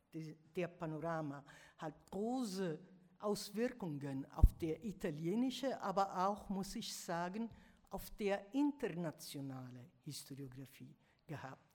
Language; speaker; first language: German; non-native, fluent; Italian